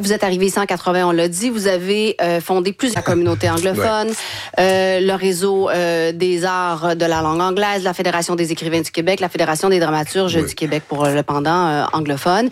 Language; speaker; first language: French; native; French